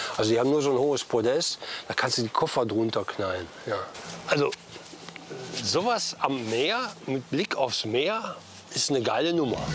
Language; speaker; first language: German; native; German